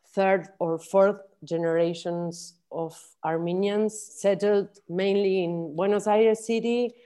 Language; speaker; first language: English; non-native, fluent; Spanish